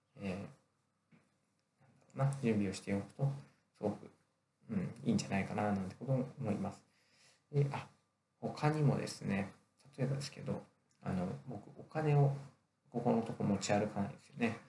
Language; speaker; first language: Japanese; native; Japanese